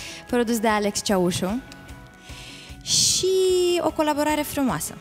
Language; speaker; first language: Romanian; native; Romanian